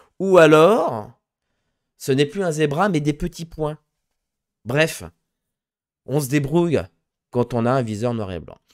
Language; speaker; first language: French; native; French